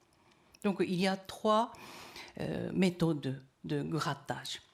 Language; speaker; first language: French; non-native, learner; Japanese